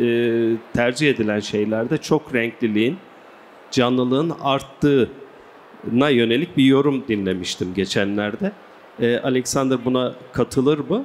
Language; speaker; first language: Turkish; native; Turkish